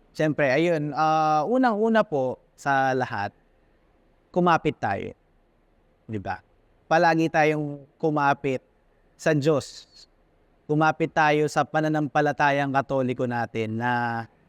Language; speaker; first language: Filipino; native; Filipino